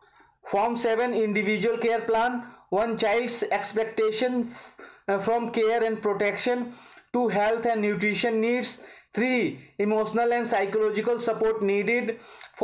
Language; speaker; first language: English; non-native, local second language; Hindi